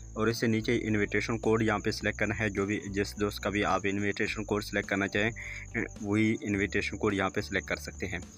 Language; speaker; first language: Urdu; non-native, local second language; Punjabi